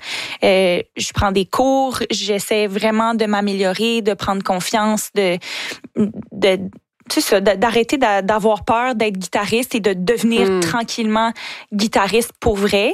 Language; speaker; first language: French; native; French